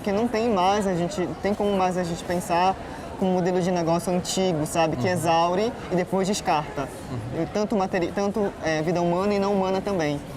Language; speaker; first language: Portuguese; non-native, local second language; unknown